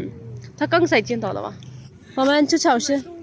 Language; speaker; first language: Chinese; non-native, fluent; Urdu